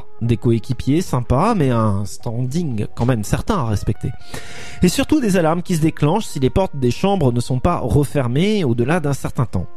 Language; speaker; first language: French; native; French